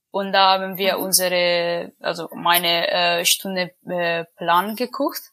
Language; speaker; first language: German; non-native, learner; Italian